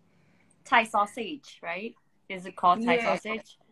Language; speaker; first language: English; non-native, fluent; Thai